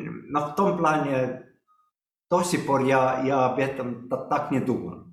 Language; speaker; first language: Russian; non-native, local second language; Estonian